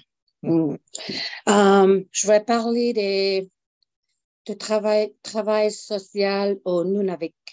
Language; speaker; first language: French; non-native, local second language; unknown